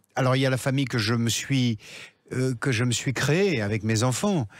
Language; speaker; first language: French; native; French